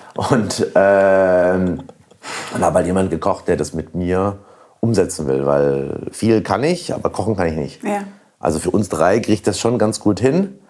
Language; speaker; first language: German; native; German